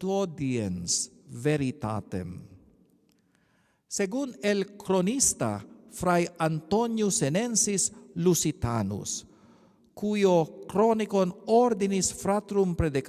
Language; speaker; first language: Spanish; non-native, learner; Filipino